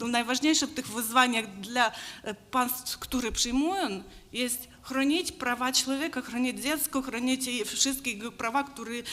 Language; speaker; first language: Polish; non-native, learner; Ukrainian